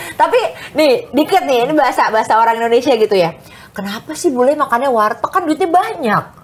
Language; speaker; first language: Indonesian; native; Indonesian